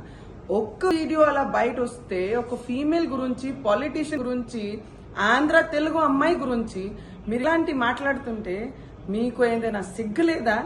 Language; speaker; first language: Telugu; non-native, local second language; Hindi